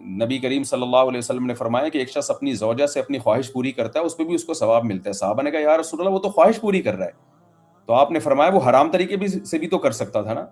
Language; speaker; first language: Urdu; native; Urdu